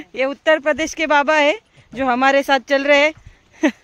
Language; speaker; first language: Hindi; non-native, local second language; Marathi